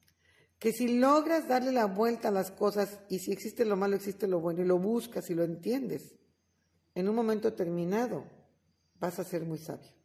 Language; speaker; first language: Spanish; native; Spanish